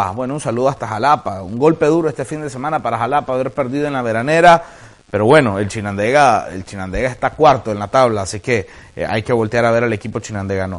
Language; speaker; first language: Spanish; native; Spanish